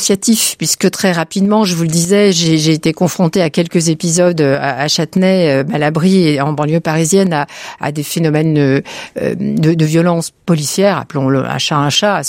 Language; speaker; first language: French; native; French